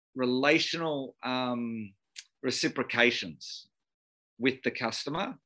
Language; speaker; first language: English; native; English